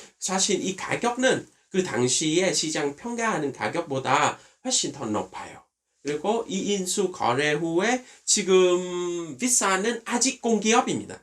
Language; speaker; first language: Korean; non-native, fluent; Vietnamese